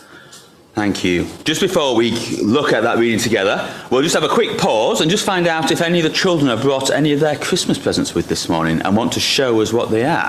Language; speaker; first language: English; native; English